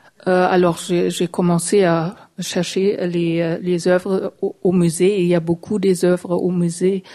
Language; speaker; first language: French; non-native, fluent; German